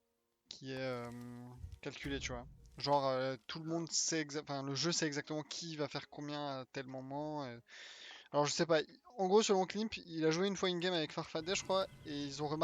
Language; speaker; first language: French; native; French